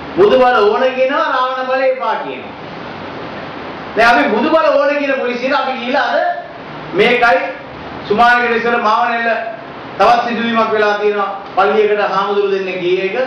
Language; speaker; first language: Sinhala; non-native, local second language; Tamil